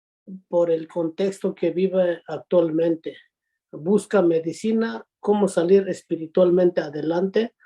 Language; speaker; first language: Spanish; non-native, local second language; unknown